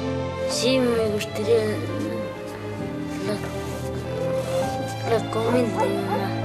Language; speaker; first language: Spanish; non-native, local second language; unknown